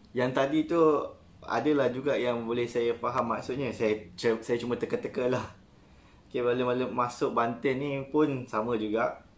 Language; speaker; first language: Malay; native; Malay